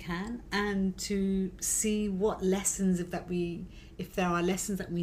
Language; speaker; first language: English; native; English